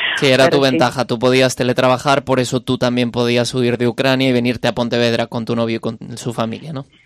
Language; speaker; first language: Spanish; native; Spanish